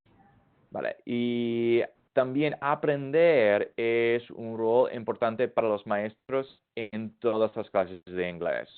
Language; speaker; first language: Spanish; non-native, fluent; English